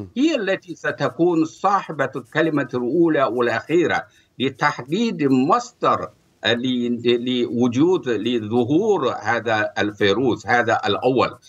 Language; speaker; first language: Arabic; non-native, fluent; Chinese